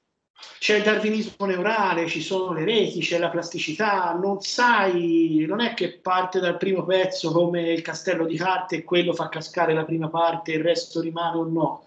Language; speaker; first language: Italian; native; Italian